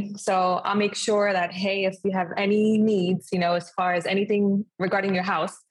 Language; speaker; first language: English; non-native, fluent; German